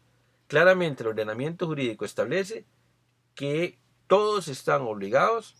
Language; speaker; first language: Spanish; native; Spanish